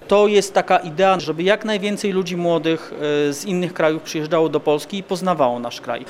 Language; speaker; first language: Polish; native; Polish